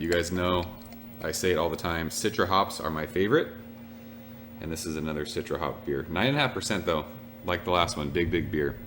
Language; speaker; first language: English; native; English